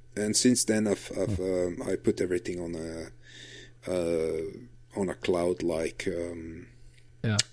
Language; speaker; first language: English; non-native, fluent; Dutch